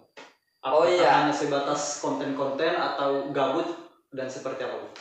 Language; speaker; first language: Indonesian; native; Indonesian